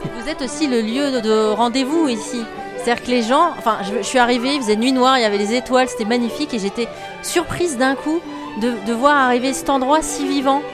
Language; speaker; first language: French; native; French